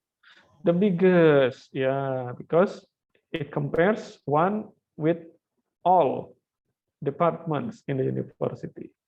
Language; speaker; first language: English; non-native, fluent; Indonesian